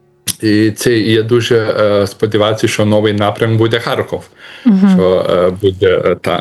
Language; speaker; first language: Ukrainian; non-native, learner; Lithuanian